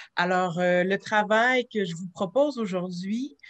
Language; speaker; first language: French; native; French